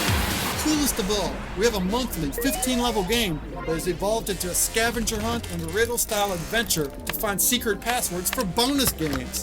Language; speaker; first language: English; native; English